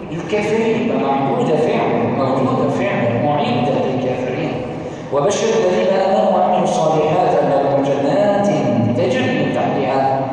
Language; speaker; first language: Arabic; native; Arabic